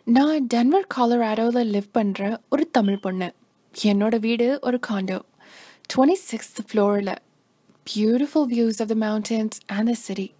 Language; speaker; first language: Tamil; early bilingual, heritage; Tamil